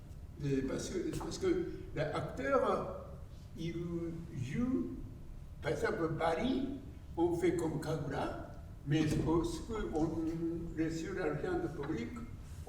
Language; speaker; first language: French; non-native, learner; Japanese